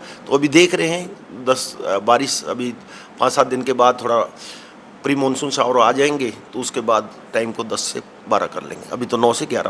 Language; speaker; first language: Hindi; native; Hindi